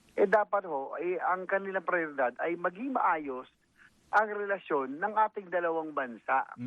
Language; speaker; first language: Filipino; native; Filipino